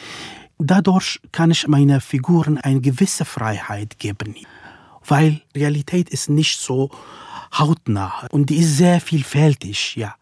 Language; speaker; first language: German; non-native, fluent; Kurdish